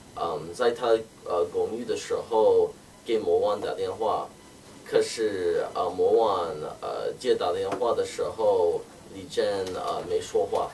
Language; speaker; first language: Chinese; non-native, learner; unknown